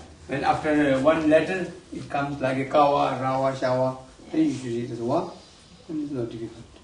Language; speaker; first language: English; non-native, learner; Tibetan